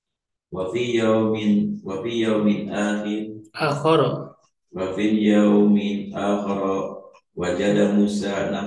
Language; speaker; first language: Arabic; non-native, learner; Indonesian